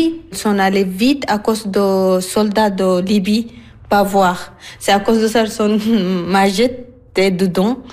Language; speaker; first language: French; non-native, learner; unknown